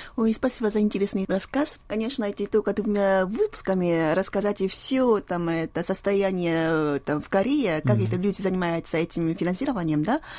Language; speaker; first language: Russian; non-native, fluent; Korean